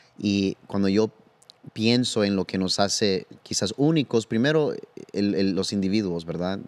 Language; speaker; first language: Spanish; early bilingual, heritage; Spanish